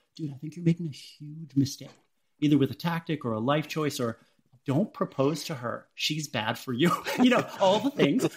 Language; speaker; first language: English; native; English